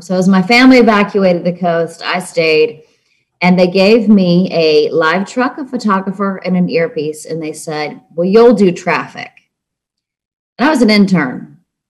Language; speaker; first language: English; native; English